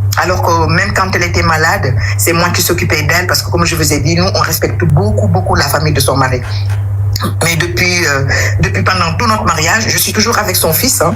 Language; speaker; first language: French; non-native, local second language; Wolof